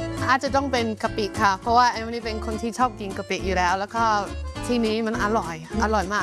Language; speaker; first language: Thai; non-native, fluent; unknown